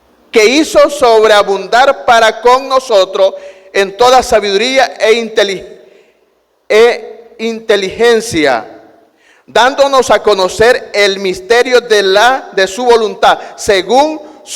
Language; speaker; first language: Spanish; native; Spanish